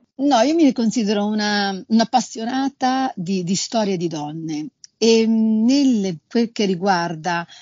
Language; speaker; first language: Italian; native; Italian